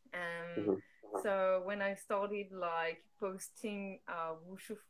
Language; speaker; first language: English; non-native, fluent; French